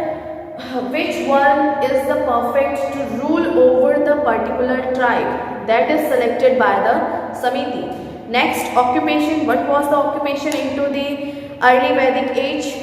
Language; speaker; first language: English; non-native, local second language; Hindi